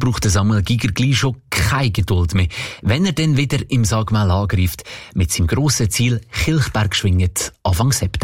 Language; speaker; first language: German; native; German